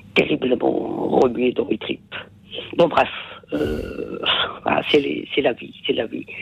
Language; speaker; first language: French; non-native, local second language; Kabyle